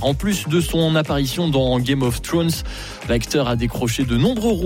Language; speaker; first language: French; native; French